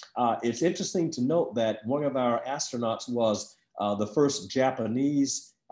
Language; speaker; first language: English; native; English